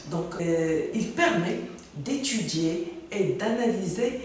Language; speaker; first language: French; non-native, local second language; Arabic